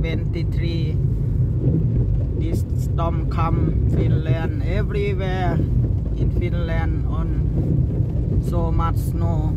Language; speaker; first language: English; non-native, learner; Thai